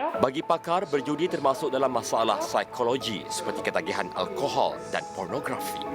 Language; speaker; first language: Malay; native; Malay